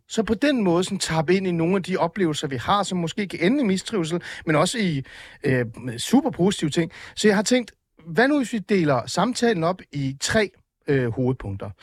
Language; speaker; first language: Danish; early bilingual, other home language; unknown